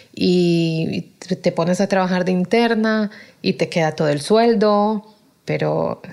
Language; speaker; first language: Spanish; native; Spanish